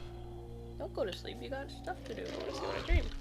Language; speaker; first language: English; native; English